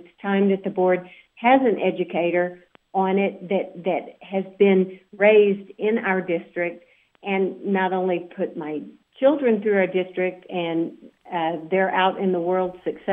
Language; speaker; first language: English; native; English